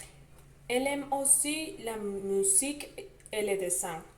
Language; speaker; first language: French; non-native, learner; Spanish